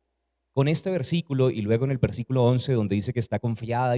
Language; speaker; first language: Spanish; native; Spanish